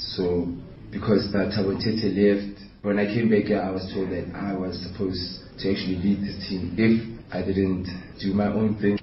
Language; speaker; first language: English; non-native, local second language; Southern Sotho